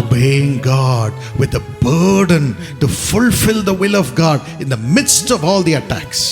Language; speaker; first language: English; non-native, local second language; Tamil